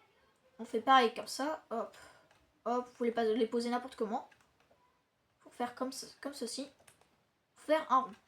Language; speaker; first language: French; native; French